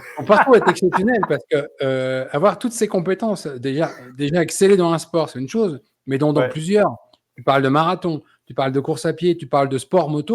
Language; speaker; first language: French; native; French